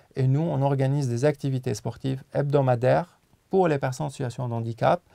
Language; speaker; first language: French; non-native, local second language; Arabic